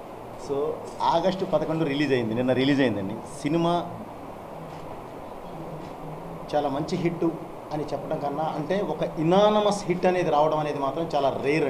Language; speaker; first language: Telugu; native; Telugu